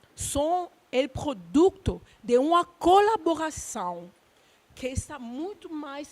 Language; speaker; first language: Portuguese; non-native, learner; Luba-Lulua